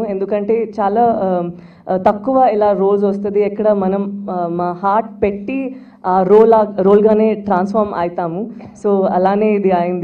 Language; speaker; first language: Telugu; non-native, local second language; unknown